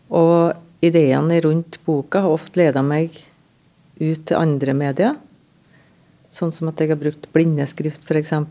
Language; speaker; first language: Norwegian; native; Norwegian